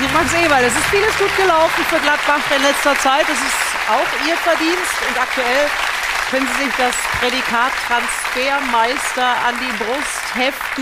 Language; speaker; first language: German; native; German